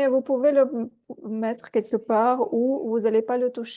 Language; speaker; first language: French; non-native, fluent; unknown